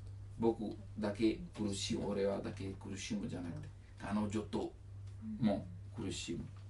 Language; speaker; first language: Japanese; non-native, learner; Italian